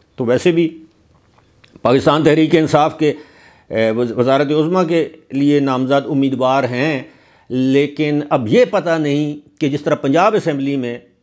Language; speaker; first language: Urdu; non-native, local second language; Northern Hindko